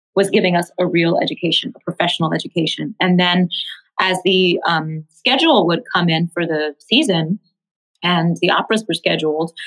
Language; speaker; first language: English; native; English